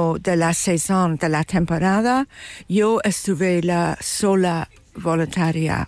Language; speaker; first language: Spanish; non-native, fluent; English